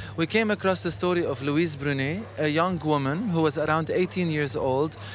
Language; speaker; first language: English; non-native, fluent; Arabic